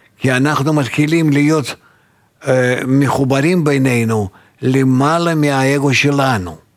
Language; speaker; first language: Hebrew; non-native, fluent; Russian